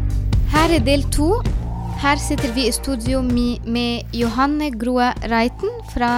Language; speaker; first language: Norwegian; non-native, learner; Arabic